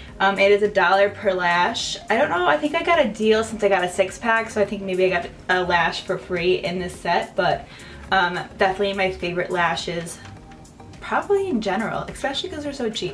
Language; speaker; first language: English; native; English